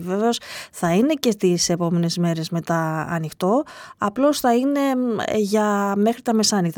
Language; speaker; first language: Greek; native; Greek